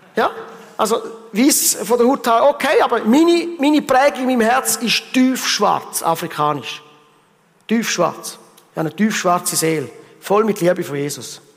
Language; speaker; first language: German; early bilingual, heritage; German